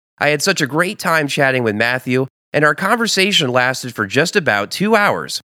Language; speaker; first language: English; native; English